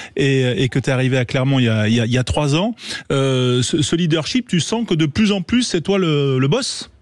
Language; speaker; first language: French; native; French